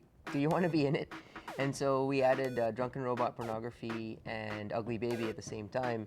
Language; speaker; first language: English; native; English